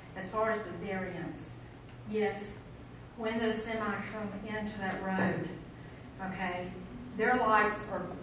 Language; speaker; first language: English; native; English